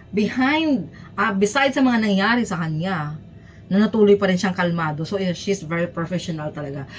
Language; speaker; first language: Filipino; native; Filipino